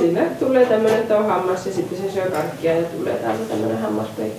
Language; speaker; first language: Finnish; native; Finnish